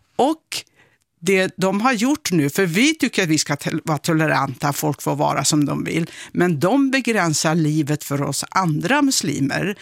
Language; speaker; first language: Swedish; early bilingual, other home language; Kurdish